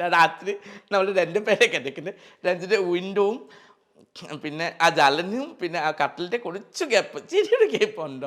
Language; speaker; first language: Malayalam; non-native, fluent; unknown